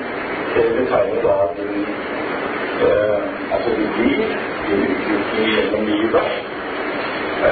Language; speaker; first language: Norwegian; non-native, fluent; Chinese